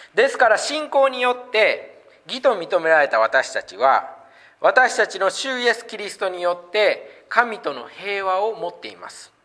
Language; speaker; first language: Japanese; native; Japanese